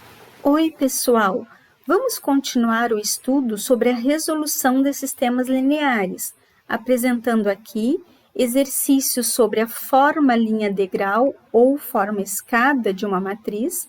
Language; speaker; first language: Portuguese; native; Portuguese